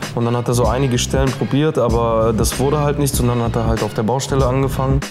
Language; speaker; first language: German; early bilingual, other home language; Russian